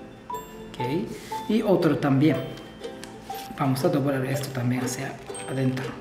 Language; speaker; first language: Spanish; non-native, learner; Japanese